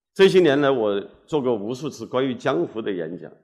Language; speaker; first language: Chinese; native; Chinese